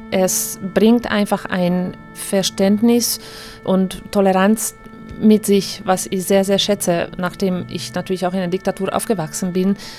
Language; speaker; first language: German; non-native, fluent; Hungarian